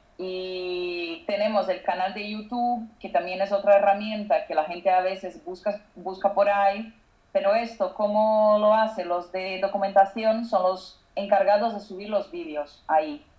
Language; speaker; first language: Spanish; non-native, fluent; Portuguese